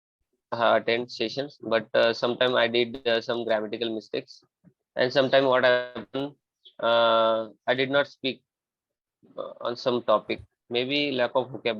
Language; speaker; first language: English; non-native, local second language; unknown